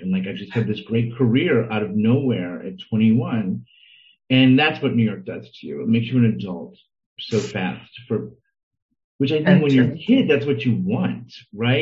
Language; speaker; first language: English; native; English